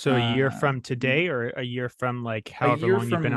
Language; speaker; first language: English; native; English